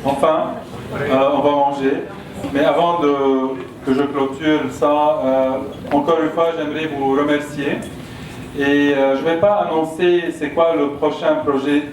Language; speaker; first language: French; non-native, local second language; Arabic